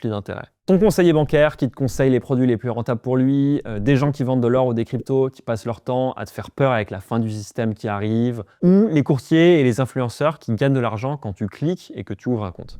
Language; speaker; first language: French; native; French